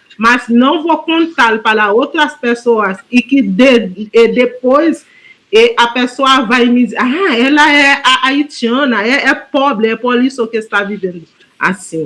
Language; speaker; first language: Portuguese; non-native, fluent; Haitian Creole